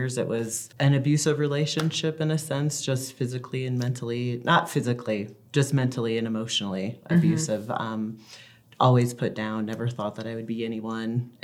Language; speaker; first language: English; native; English